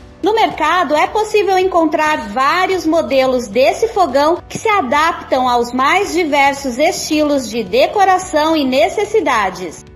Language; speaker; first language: Portuguese; native; Portuguese